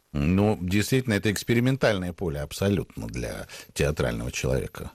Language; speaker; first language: Russian; native; Russian